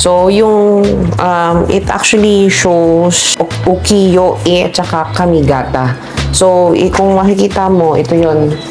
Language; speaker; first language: Filipino; native; Filipino